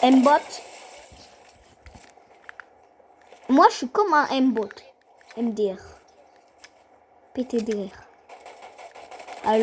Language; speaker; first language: French; native; French